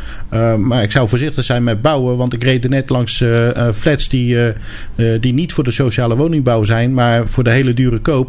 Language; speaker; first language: Dutch; native; Dutch